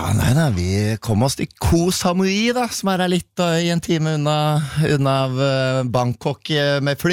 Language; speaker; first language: Norwegian; native; Norwegian